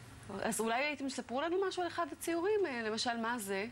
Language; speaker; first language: Hebrew; native; Hebrew